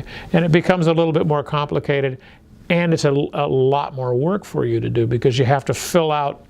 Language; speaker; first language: English; native; English